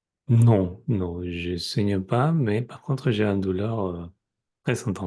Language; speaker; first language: French; non-native, fluent; Spanish